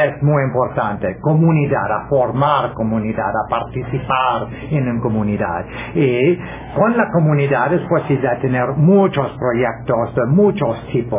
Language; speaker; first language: Spanish; non-native, learner; English